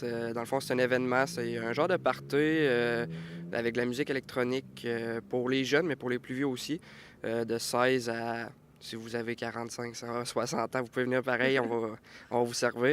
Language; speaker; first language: French; native; French